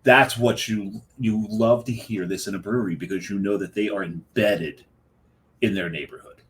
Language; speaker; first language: English; native; English